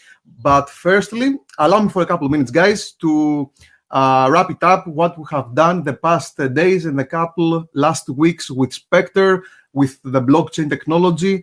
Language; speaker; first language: English; non-native, fluent; Greek